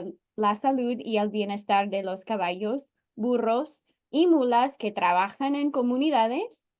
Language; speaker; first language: Spanish; non-native, fluent; English